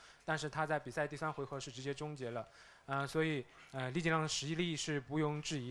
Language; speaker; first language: Chinese; native; Chinese